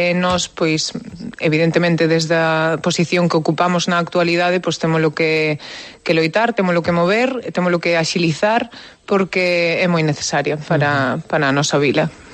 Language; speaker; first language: Galician; native; Galician